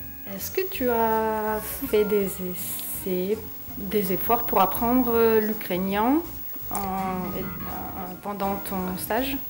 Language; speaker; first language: French; non-native, fluent; Ukrainian